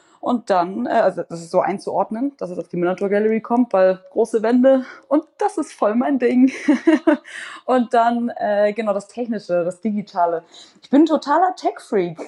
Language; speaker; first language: German; native; German